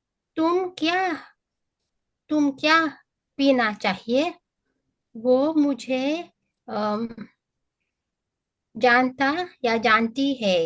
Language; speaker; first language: Hindi; non-native, learner; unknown